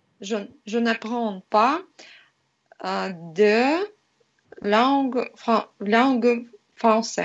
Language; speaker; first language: French; non-native, learner; Russian